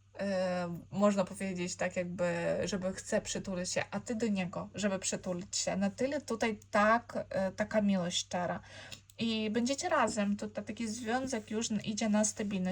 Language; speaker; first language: Polish; non-native, learner; Ukrainian